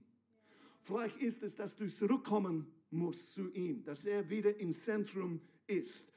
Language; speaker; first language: German; non-native, fluent; English